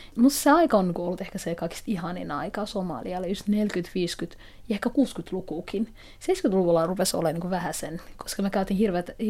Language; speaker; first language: Finnish; non-native, fluent; Somali